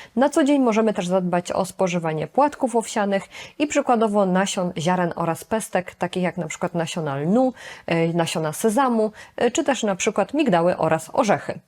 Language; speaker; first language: Polish; native; Polish